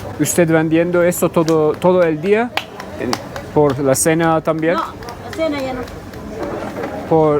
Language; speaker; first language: Spanish; non-native, learner; Turkish